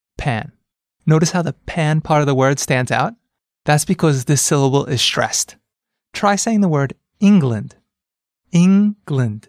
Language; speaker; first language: English; native; English